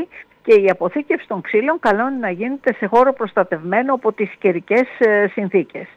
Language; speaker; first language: Greek; native; Greek